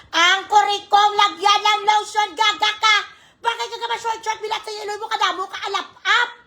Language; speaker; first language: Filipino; non-native, local second language; Hiligaynon